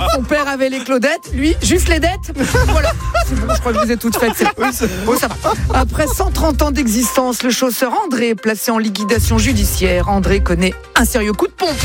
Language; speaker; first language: French; native; French